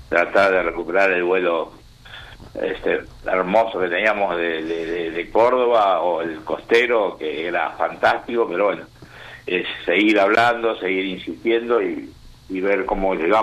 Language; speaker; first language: Spanish; native; Spanish